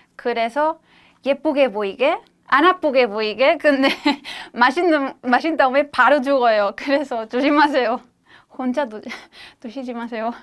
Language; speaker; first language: Korean; non-native, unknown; Spanish